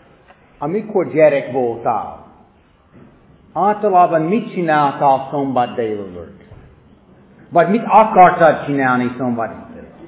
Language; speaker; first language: Hungarian; non-native, fluent; English